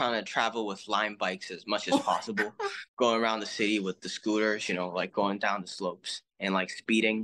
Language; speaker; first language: English; non-native, local second language; Cantonese